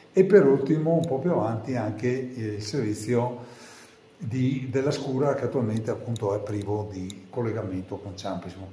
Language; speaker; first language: Italian; native; Italian